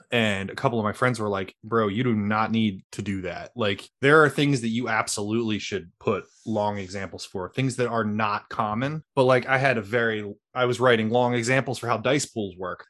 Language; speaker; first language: English; native; English